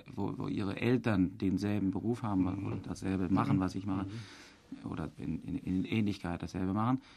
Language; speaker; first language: German; native; German